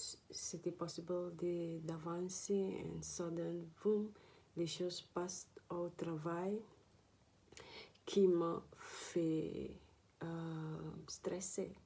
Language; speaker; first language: French; non-native, learner; Dutch